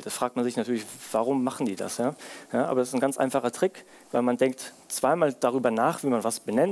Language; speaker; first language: German; native; German